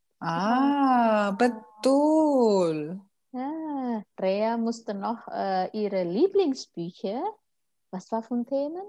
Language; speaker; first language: German; non-native, fluent; Indonesian